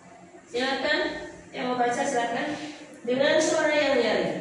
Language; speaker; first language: Indonesian; native; Indonesian